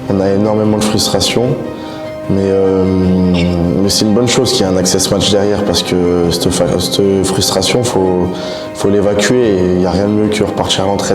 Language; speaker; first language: French; native; French